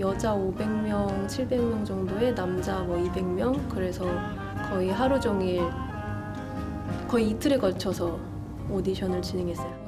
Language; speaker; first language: Korean; native; Korean